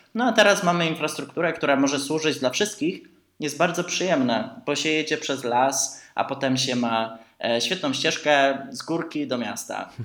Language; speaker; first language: Polish; early bilingual, heritage; Polish